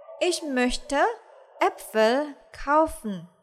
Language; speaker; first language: German; non-native, fluent; Indonesian